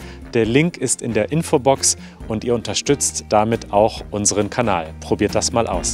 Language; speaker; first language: German; native; German